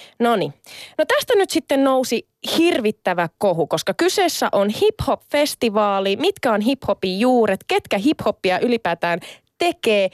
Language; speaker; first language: Finnish; early bilingual, other home language; Sinhala